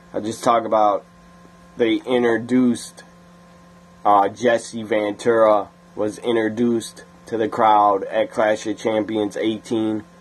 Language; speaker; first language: English; native; English